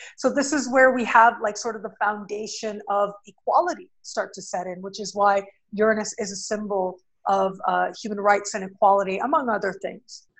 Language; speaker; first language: English; native; English